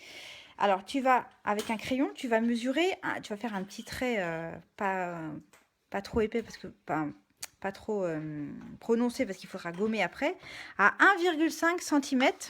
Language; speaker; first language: French; native; French